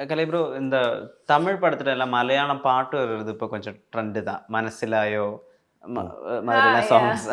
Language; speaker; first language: Tamil; non-native, fluent; Malayalam